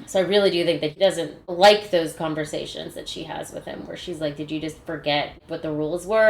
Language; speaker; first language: English; native; English